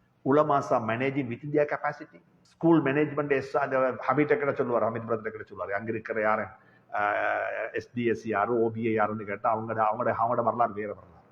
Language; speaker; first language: English; non-native, local second language; Tamil